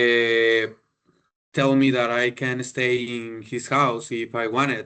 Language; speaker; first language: English; non-native, learner; Spanish